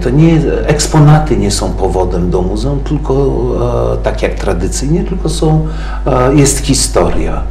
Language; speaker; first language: Polish; early bilingual, heritage; Polish